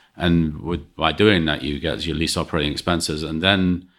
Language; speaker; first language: English; native; English